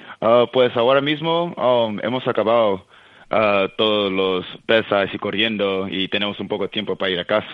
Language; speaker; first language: Spanish; early bilingual, heritage; Spanish